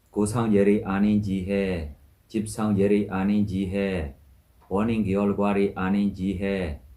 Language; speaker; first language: Korean; non-native, fluent; Burmese